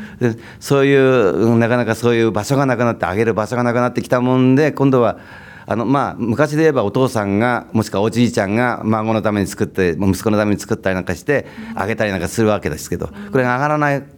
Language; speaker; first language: Japanese; native; Japanese